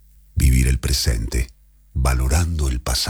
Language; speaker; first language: Spanish; native; Spanish